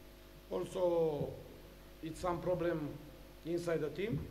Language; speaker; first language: English; non-native, learner; Romanian